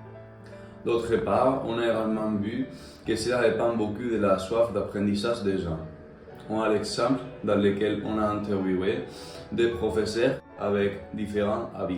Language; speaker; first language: French; non-native, fluent; Spanish